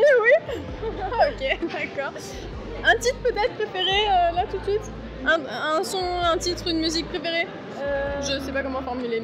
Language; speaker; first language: French; native; French